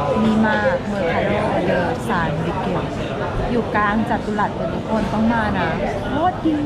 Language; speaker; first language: Thai; native; Thai